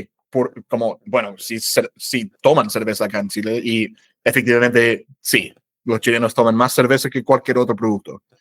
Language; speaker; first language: Spanish; non-native, fluent; English